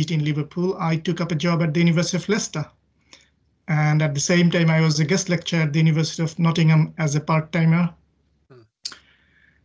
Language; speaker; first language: English; non-native, local second language; Bangla